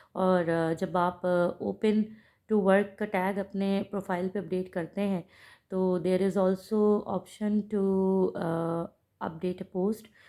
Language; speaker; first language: Urdu; native; Urdu